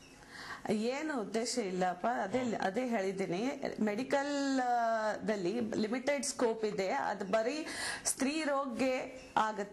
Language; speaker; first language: Kannada; non-native, learner; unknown